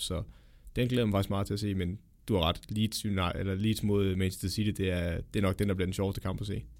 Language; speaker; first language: Danish; native; Danish